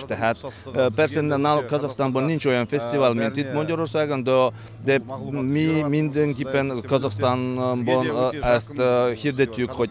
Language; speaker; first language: Hungarian; non-native, fluent; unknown